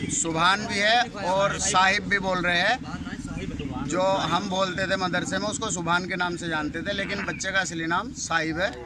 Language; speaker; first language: Hindi; native; Hindi